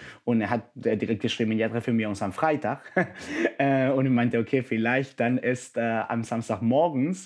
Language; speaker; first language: German; non-native, fluent; Spanish